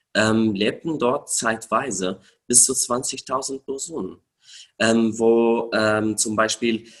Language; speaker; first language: German; non-native, fluent; Arabic